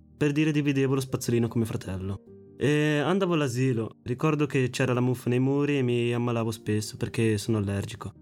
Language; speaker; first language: Italian; early bilingual, other home language; Arabic